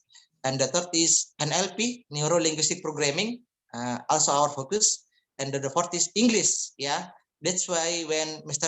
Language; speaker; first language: English; non-native, fluent; Indonesian